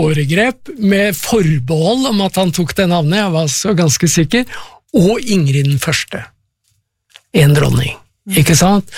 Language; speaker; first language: Norwegian; native; Norwegian